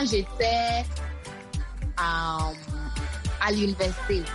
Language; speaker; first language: French; non-native, learner; Akan